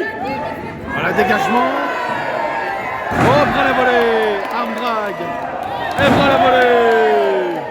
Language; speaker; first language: French; native; French